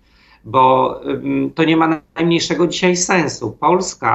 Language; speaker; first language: Polish; native; Polish